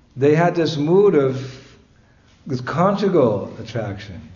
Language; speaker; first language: English; native; English